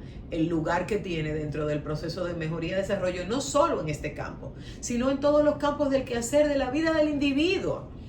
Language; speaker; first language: Spanish; native; Spanish